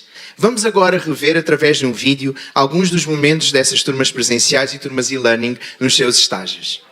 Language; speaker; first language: Portuguese; native; Portuguese